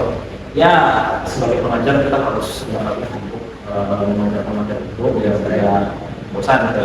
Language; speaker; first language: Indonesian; native; Indonesian